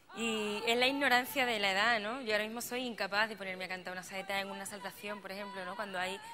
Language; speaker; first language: Spanish; native; Spanish